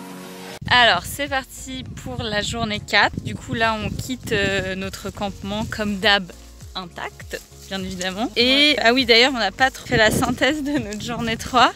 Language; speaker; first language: French; native; French